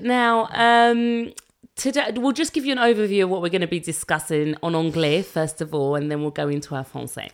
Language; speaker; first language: English; native; English